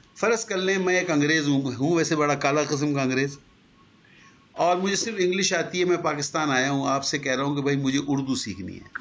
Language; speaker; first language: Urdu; native; Urdu